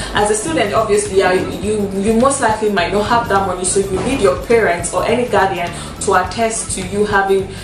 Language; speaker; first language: English; non-native, local second language; Igbo